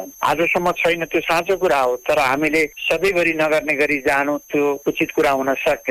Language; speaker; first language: Nepali; native; Nepali